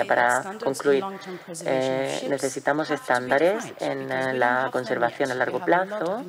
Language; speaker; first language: Spanish; non-native, fluent; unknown